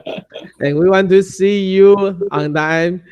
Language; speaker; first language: English; non-native, learner; Chinese